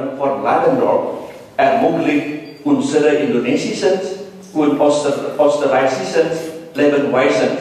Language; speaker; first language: German; non-native, learner; Indonesian